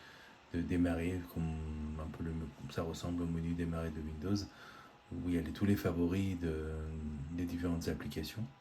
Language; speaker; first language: French; native; French